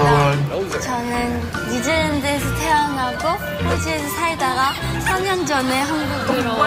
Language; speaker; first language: Korean; early bilingual, heritage; English